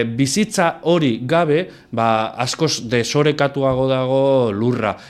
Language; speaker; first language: Basque; non-native, local second language; Spanish